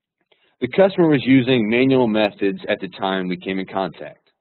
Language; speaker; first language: English; native; English